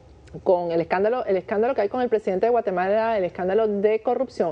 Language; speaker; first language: Spanish; native; Spanish